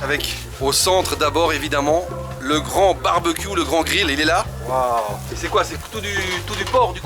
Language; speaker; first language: French; native; French